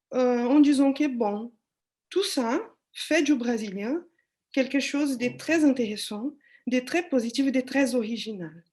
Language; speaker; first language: French; non-native, fluent; Portuguese